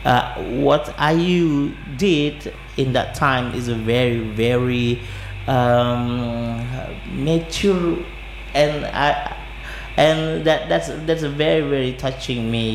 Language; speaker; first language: English; non-native, fluent; Indonesian